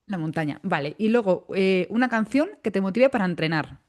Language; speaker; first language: Spanish; native; Spanish